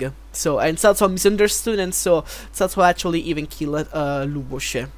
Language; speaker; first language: English; non-native, fluent; Italian